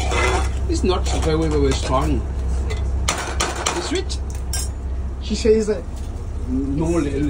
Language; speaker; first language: English; non-native, learner; French